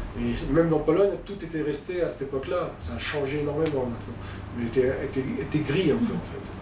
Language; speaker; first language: French; native; French